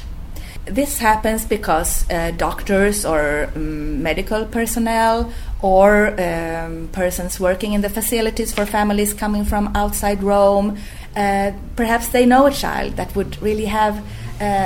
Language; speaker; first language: English; non-native, fluent; Swedish